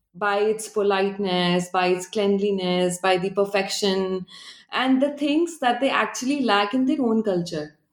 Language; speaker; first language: English; non-native, local second language; Hindi